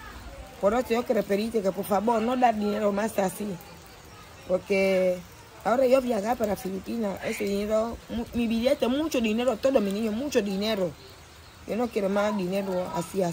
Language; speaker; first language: Spanish; non-native, local second language; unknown